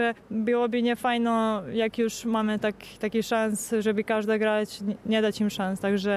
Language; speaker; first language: Polish; non-native, fluent; Serbian